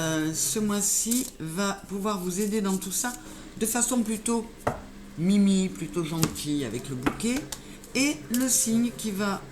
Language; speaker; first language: French; native; French